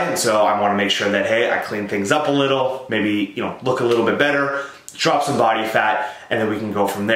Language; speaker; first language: English; native; English